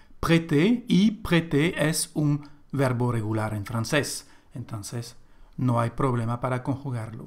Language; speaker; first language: Spanish; non-native, fluent; French